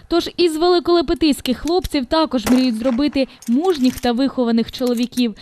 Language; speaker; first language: Ukrainian; native; Ukrainian